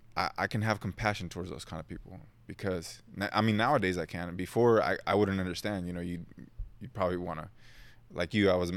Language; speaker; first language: English; early bilingual, other home language; Spanish